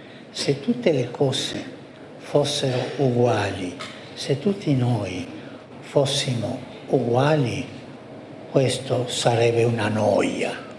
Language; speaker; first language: Italian; non-native, fluent; Spanish